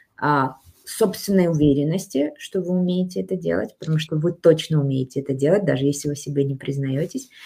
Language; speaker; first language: Russian; native; Russian